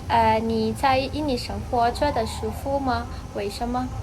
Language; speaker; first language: Chinese; non-native, learner; Indonesian